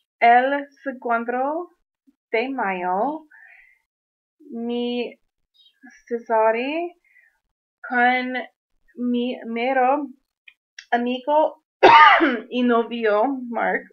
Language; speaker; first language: Spanish; non-native, learner; English